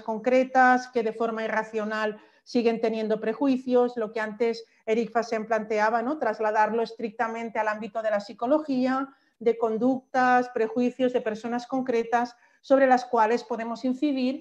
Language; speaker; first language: Spanish; native; Spanish